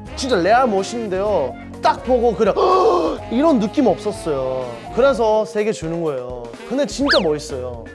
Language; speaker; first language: Korean; non-native, learner; English